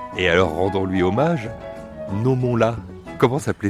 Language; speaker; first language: French; native; French